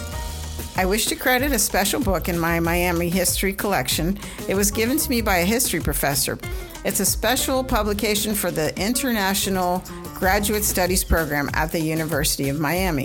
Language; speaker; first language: English; native; English